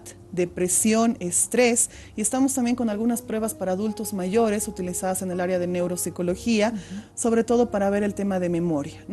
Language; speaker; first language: Spanish; native; Spanish